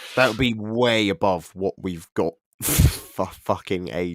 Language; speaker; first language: English; native; English